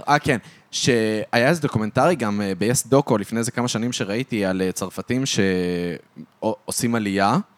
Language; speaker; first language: Hebrew; early bilingual, other home language; French